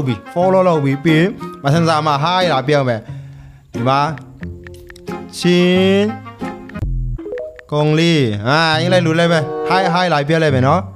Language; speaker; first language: Burmese; non-native, local second language; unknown